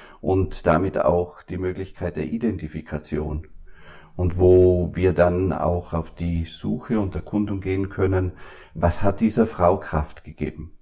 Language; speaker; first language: German; native; German